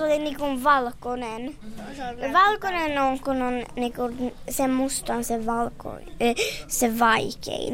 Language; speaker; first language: Finnish; early bilingual, heritage; Finnish